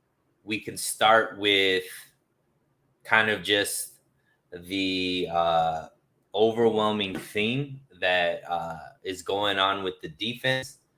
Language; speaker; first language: English; native; English